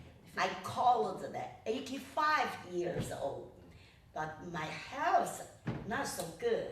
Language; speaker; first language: English; non-native, learner; Chinese